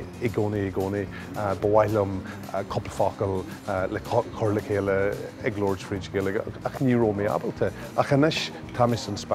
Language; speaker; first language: Irish; non-native, local second language; English